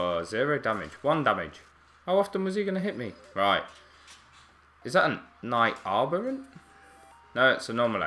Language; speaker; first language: English; native; English